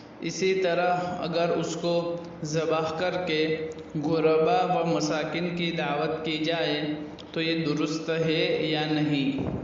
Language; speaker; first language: Urdu; non-native, local second language; Gujarati